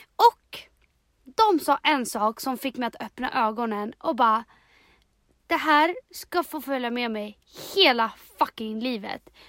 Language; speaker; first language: Swedish; early bilingual, other home language; Spanish